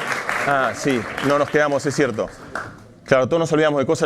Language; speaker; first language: Spanish; native; Spanish